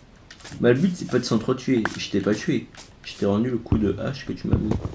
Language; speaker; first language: French; native; French